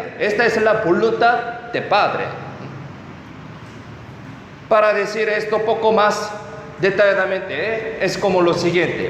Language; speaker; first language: Spanish; non-native, fluent; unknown